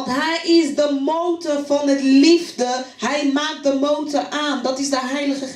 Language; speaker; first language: Dutch; non-native, fluent; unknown